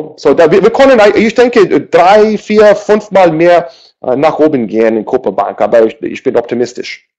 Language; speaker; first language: German; non-native, learner; English